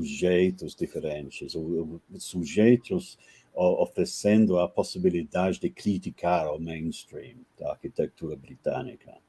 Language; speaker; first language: Portuguese; non-native, fluent; English